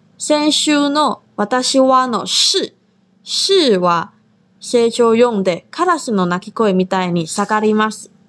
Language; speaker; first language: Japanese; non-native, fluent; Chinese